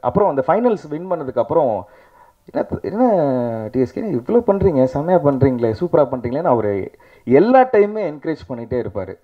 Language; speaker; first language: Tamil; native; Tamil